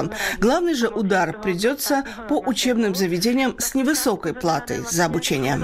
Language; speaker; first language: Russian; native; Russian